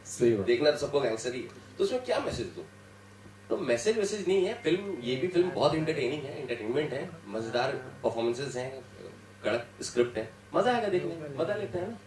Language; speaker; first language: Hindi; native; Hindi